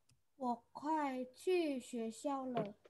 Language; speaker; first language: Chinese; non-native, learner; Indonesian